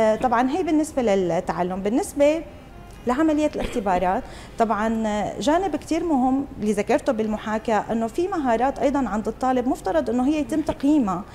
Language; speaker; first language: Arabic; native; Arabic